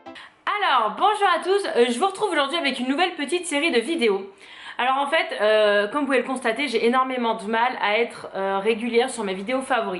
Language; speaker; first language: French; native; French